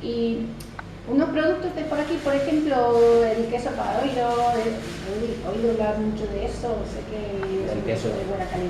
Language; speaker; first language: Spanish; non-native, fluent; English